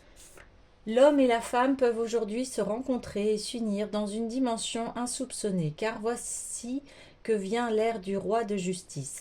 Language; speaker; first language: French; native; French